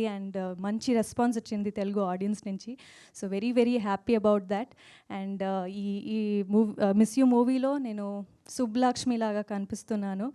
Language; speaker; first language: Telugu; non-native, fluent; Kannada